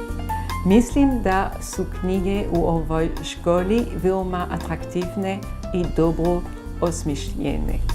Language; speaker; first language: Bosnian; non-native, learner; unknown